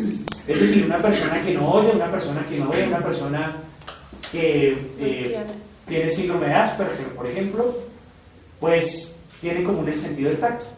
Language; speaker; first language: Spanish; native; Spanish